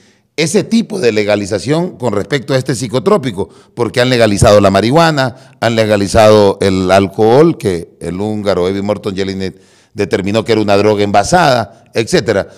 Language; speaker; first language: Spanish; native; Spanish